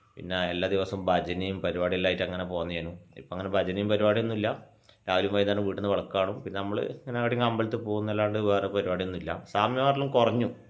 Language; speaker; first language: Malayalam; native; Malayalam